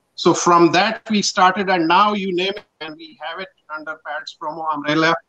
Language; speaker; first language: English; non-native, local second language; Pashto